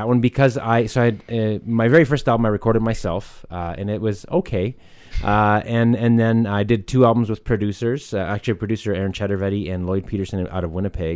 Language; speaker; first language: English; native; English